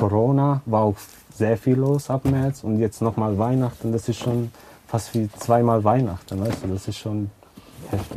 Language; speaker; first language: German; non-native, learner; Romanian